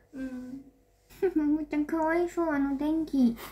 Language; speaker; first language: Japanese; non-native, learner; Korean